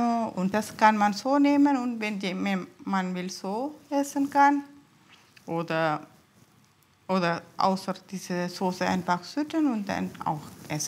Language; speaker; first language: German; non-native, learner; Tamil